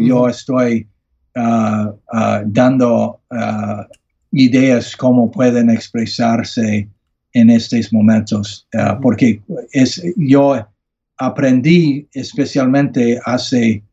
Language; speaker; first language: Spanish; non-native, learner; English